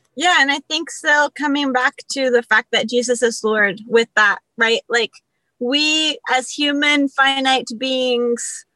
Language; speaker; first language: English; early bilingual, other home language; Spanish